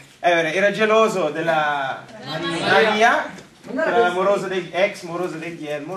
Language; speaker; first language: Italian; native; Italian